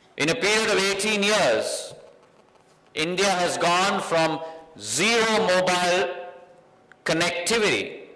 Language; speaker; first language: English; non-native, local second language; Hindi